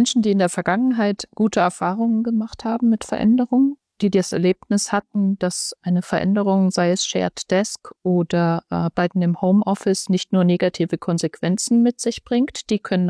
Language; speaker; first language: German; native; German